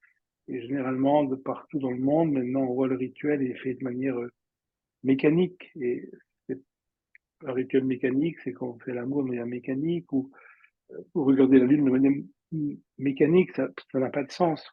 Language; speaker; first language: French; native; French